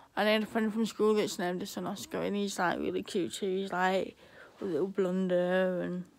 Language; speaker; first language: English; native; English